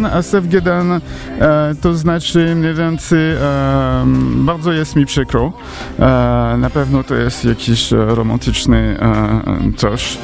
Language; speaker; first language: Polish; non-native, learner; French